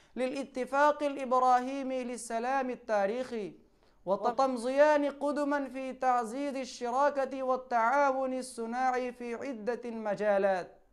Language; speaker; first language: Arabic; non-native, fluent; Urdu